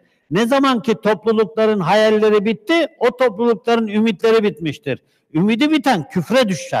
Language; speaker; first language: Turkish; native; Turkish